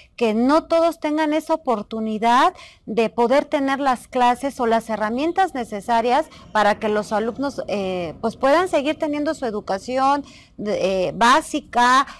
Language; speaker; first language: Spanish; native; Spanish